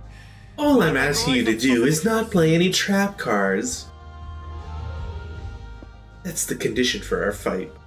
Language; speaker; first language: English; native; English